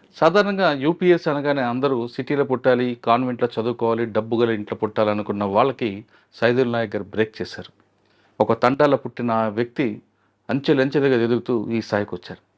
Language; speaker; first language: Telugu; native; Telugu